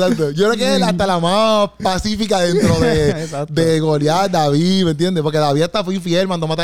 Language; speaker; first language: Spanish; native; Spanish